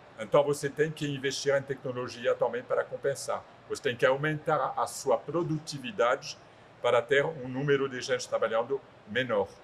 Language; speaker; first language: Portuguese; non-native, fluent; French